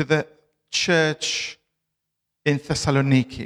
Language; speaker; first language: English; non-native, fluent; Albanian